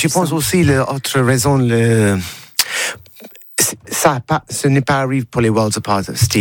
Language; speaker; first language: French; non-native, learner; English